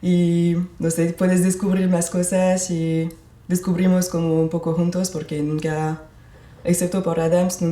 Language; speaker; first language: Spanish; non-native, fluent; French